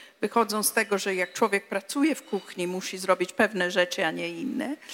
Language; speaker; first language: Polish; non-native, fluent; Italian